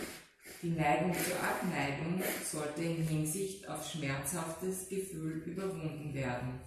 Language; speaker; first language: German; native; German